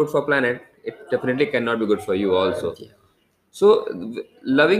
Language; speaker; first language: English; non-native, local second language; Hindi